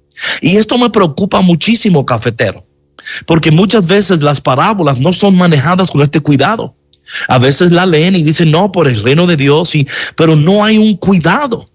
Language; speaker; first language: Spanish; native; Spanish